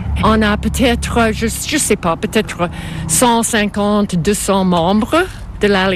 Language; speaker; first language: French; non-native, local second language; English